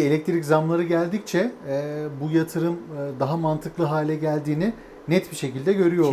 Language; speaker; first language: Turkish; native; Turkish